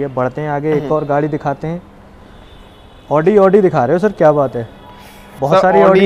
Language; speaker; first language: Hindi; native; Hindi